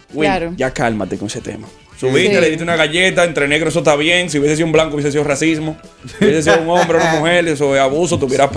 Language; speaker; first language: Spanish; native; Spanish